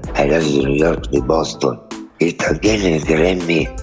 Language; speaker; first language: Spanish; non-native, fluent; Italian